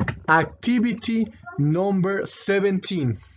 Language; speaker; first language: English; non-native, fluent; Spanish